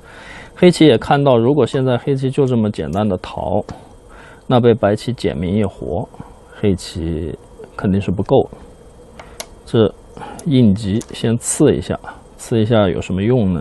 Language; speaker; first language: Chinese; native; Chinese